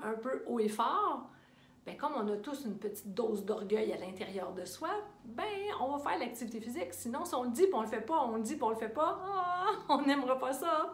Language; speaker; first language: French; native; French